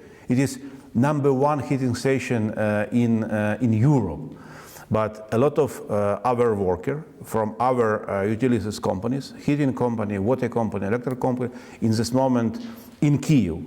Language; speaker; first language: English; non-native, learner; Ukrainian